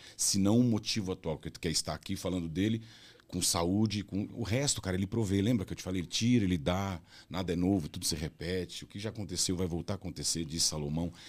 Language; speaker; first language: Portuguese; native; Portuguese